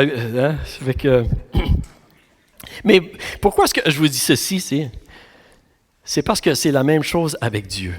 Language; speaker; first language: French; native; French